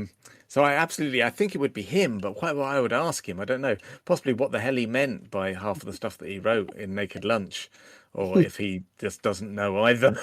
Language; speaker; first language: English; native; English